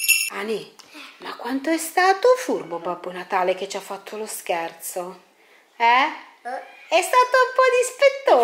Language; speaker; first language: Italian; native; Italian